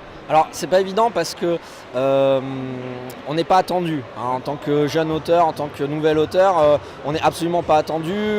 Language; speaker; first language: French; native; French